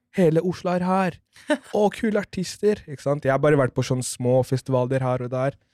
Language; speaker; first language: Norwegian; non-native, fluent; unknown